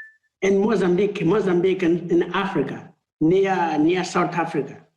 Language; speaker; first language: English; non-native, learner; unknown